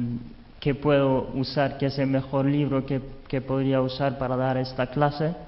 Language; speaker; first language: Spanish; non-native, fluent; German